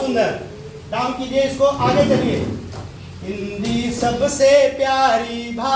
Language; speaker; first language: Hindi; native; Hindi